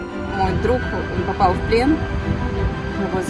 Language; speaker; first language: Russian; native; Russian